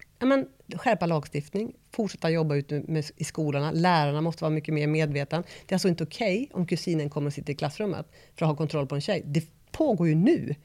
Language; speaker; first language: Swedish; native; Swedish